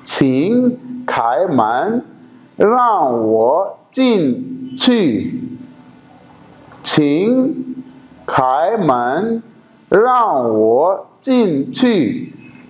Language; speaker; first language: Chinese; non-native, fluent; Urdu